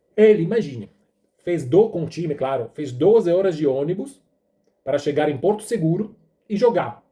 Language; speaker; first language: Portuguese; non-native, fluent; Italian